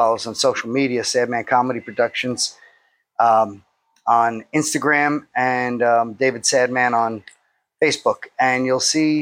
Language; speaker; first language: English; native; English